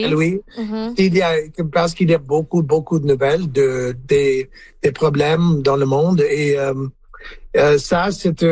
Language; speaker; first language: French; non-native, learner; English